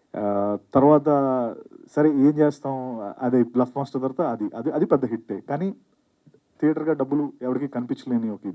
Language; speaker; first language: Telugu; native; Telugu